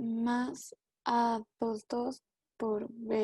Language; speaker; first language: Spanish; native; Spanish